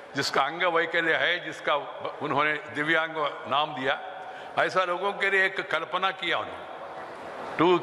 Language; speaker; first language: Hindi; non-native, local second language; Telugu